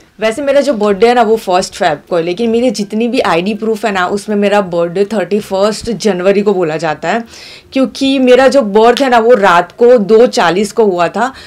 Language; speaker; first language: Hindi; non-native, local second language; Gujarati